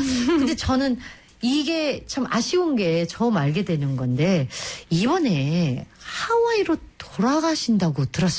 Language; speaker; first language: Korean; native; Korean